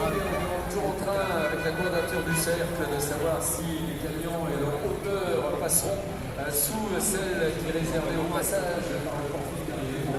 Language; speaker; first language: French; native; French